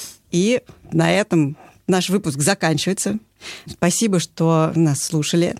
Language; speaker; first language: Russian; native; Russian